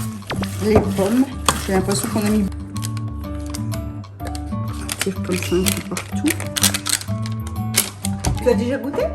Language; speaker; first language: French; native; French